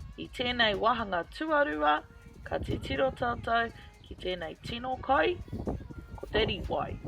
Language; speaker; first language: Māori; non-native, local second language; English